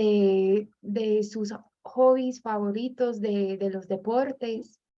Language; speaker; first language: Spanish; non-native, fluent; English